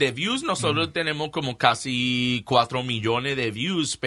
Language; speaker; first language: Spanish; early bilingual, heritage; Spanish